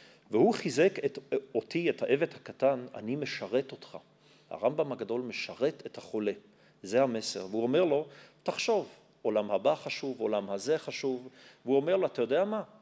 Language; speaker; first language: Hebrew; non-native, fluent; German